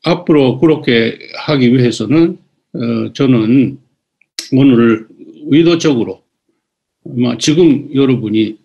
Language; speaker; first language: Korean; early bilingual, other home language; Japanese